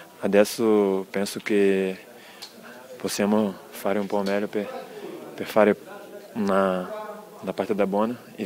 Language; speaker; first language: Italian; non-native, learner; Portuguese